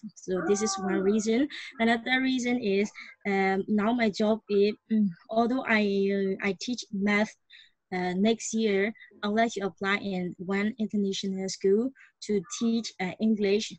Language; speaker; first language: English; non-native, learner; Burmese